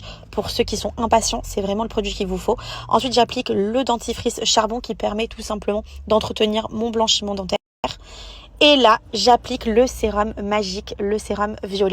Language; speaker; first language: French; native; French